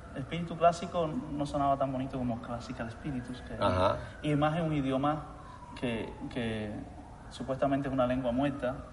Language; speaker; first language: Spanish; native; Spanish